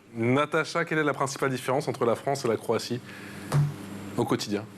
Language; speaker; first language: French; native; French